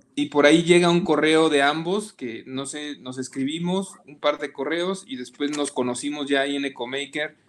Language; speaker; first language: Spanish; native; Spanish